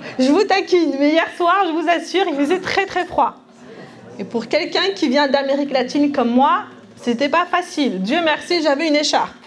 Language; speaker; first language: French; early bilingual, other home language; Spanish